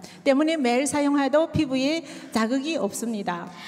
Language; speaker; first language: Korean; native; Korean